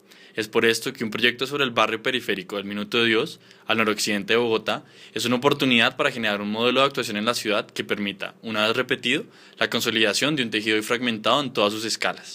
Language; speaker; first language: Spanish; native; Spanish